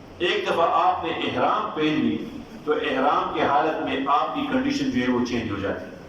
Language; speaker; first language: Urdu; non-native, local second language; Pashto